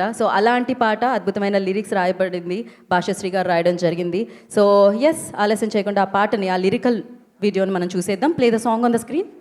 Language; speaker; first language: Telugu; native; Telugu